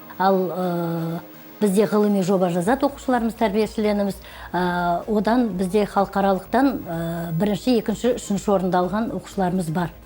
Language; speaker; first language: Kazakh; native; Kazakh